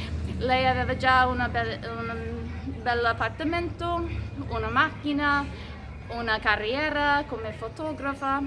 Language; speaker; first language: Italian; non-native, fluent; English